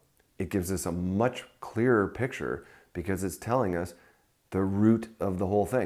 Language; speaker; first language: English; native; English